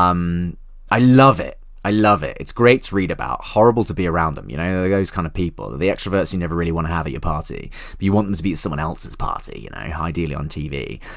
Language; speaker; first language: English; native; English